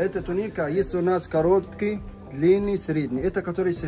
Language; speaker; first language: Russian; non-native, learner; Arabic